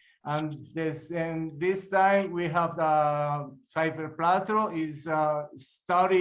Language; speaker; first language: English; non-native, learner; Spanish